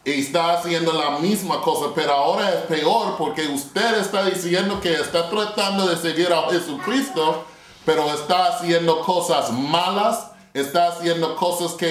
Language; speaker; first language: Spanish; non-native, fluent; English